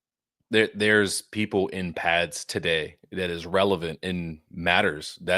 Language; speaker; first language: English; native; English